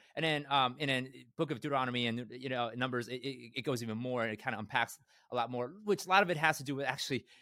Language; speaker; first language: English; early bilingual, other home language; Korean